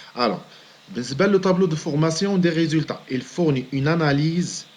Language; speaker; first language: French; non-native, local second language; Arabic